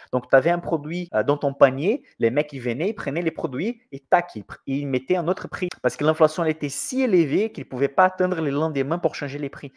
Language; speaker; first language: French; non-native, fluent; Portuguese